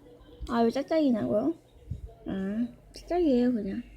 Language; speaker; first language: Korean; native; Korean